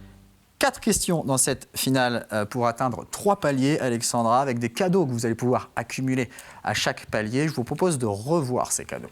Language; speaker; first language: French; native; French